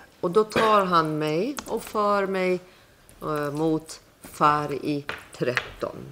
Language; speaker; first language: Swedish; non-native, fluent; Persian